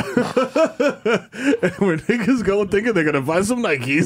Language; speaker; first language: English; early bilingual, other home language; Spanish